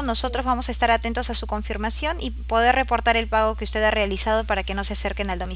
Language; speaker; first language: Spanish; native; Spanish